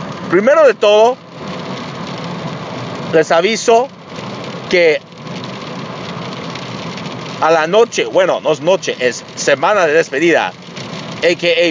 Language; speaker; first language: Spanish; early bilingual, heritage; Spanish